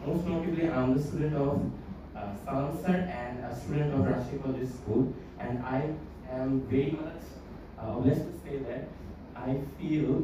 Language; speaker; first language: English; non-native, local second language; Bangla